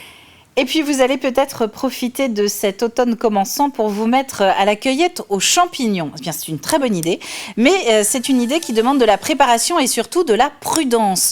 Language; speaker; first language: French; native; French